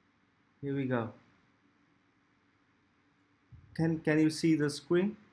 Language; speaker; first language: English; non-native, local second language; Vietnamese